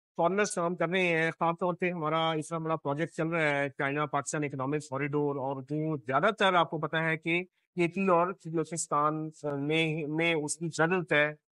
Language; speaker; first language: Urdu; non-native, local second language; Punjabi